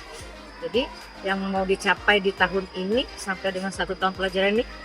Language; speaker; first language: Indonesian; native; Indonesian